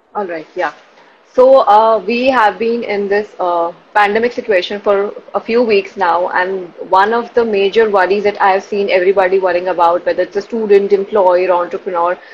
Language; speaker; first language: English; non-native, local second language; Hindi